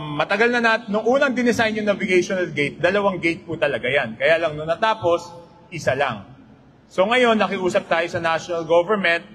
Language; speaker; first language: Filipino; native; Filipino